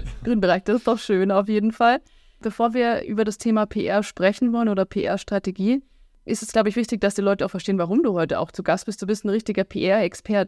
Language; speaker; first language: German; native; German